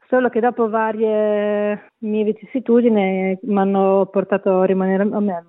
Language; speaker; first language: Italian; native; Italian